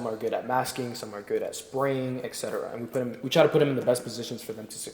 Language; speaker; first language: English; native; English